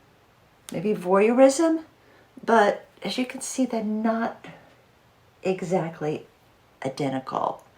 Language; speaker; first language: English; native; English